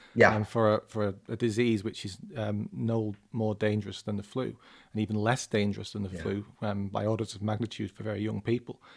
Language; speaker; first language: English; native; English